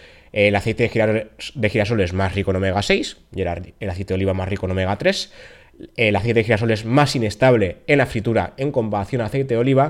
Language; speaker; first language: Spanish; native; Spanish